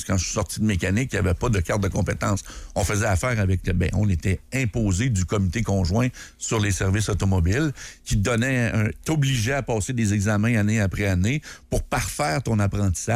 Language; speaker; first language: French; native; French